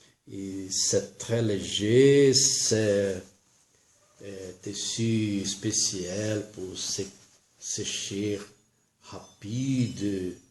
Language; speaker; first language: French; non-native, learner; Portuguese